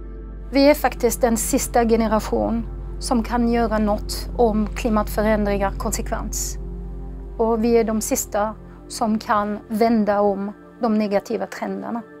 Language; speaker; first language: Swedish; non-native, fluent; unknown